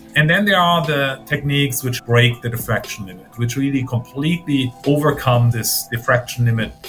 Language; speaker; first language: English; non-native, fluent; German